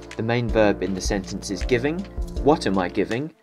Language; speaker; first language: English; native; English